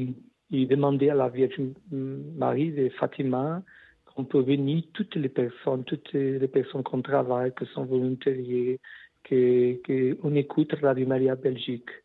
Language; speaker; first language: French; non-native, learner; Portuguese